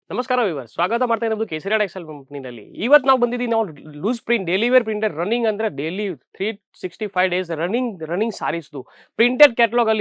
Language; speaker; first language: Kannada; non-native, local second language; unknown